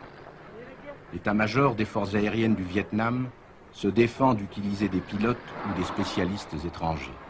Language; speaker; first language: French; native; French